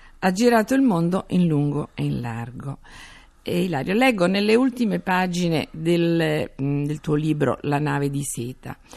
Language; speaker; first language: Italian; native; Italian